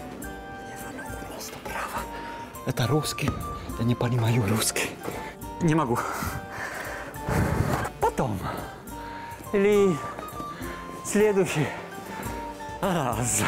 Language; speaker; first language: Russian; non-native, learner; Italian